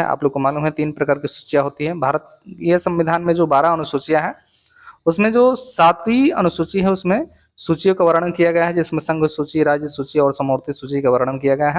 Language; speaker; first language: Hindi; native; Hindi